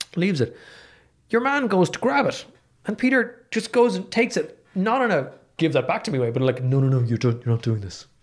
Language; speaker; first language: English; native; English